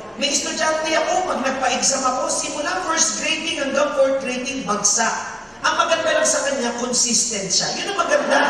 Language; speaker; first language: Filipino; native; Filipino